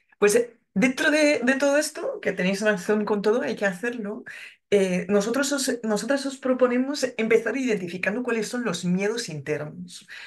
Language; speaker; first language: Spanish; non-native, fluent; French